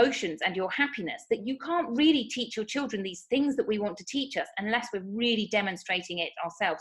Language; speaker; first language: English; native; English